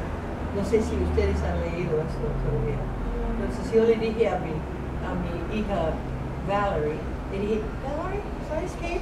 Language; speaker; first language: Spanish; non-native, fluent; English